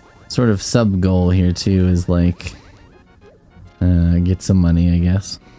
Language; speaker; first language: English; native; English